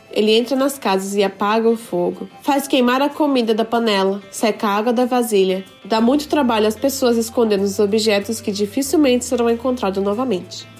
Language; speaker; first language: Portuguese; early bilingual, other home language; Japanese